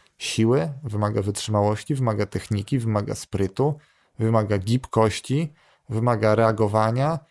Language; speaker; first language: Polish; native; Polish